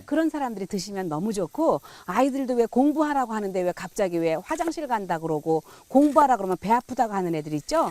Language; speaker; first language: Korean; native; Korean